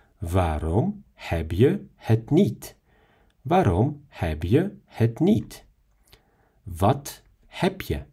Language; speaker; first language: Dutch; non-native, fluent; Russian